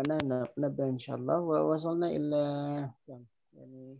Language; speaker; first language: Arabic; non-native, fluent; Indonesian